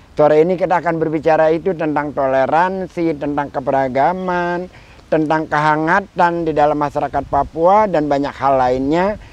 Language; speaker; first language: Indonesian; native; Indonesian